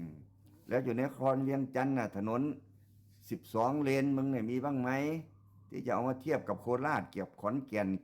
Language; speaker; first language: Thai; non-native, local second language; Lao